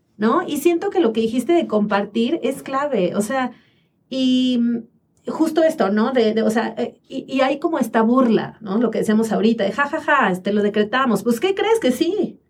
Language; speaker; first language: Spanish; native; Spanish